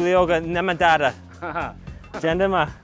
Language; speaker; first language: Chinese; non-native, learner; English